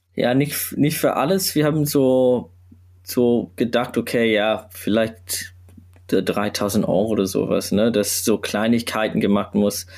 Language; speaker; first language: German; non-native, learner; English